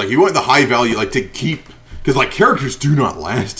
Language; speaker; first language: English; native; English